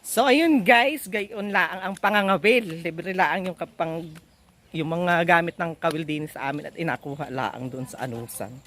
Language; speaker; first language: Filipino; native; Filipino